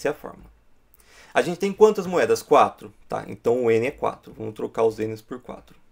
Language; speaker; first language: Portuguese; native; Portuguese